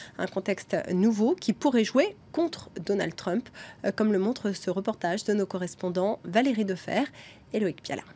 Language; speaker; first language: French; native; French